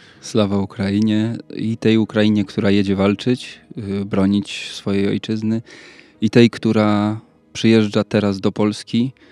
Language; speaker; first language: Polish; native; Polish